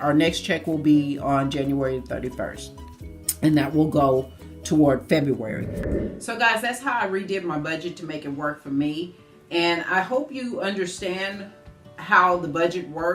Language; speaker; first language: English; native; English